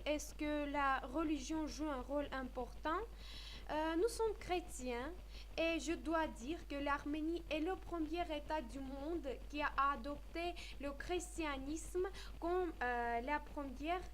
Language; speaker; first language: French; non-native, fluent; Armenian